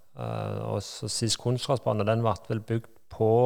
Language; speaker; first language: Norwegian; native; Norwegian